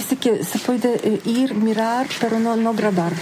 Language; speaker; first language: Spanish; non-native, learner; Ukrainian